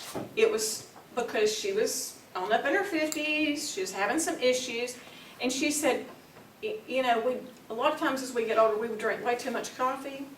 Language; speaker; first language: English; native; English